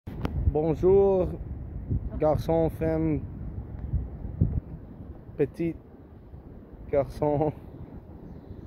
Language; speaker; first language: French; non-native, learner; English